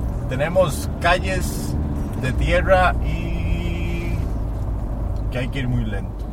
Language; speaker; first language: Spanish; native; Spanish